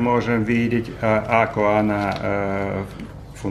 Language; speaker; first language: Polish; non-native, learner; Russian